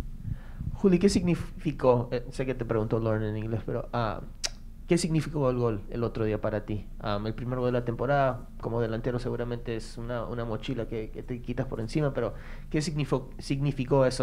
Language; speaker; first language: Spanish; native; Spanish